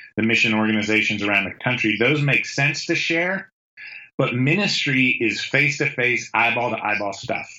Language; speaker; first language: English; native; English